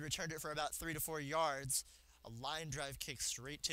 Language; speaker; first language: English; native; English